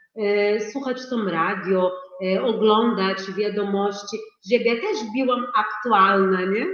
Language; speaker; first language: Polish; non-native, fluent; Portuguese